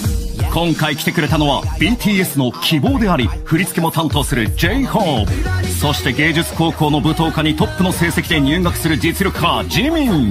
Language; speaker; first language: Japanese; native; Japanese